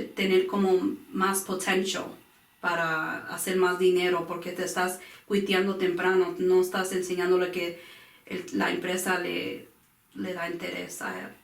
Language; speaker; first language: Spanish; early bilingual, heritage; Spanish